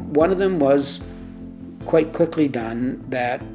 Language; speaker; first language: English; native; English